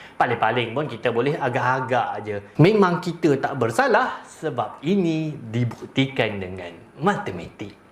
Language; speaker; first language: Malay; native; Malay